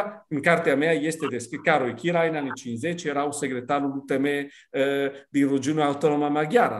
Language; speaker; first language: Romanian; non-native, fluent; Italian